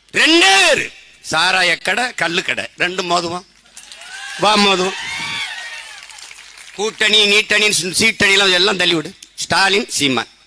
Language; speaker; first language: Tamil; native; Tamil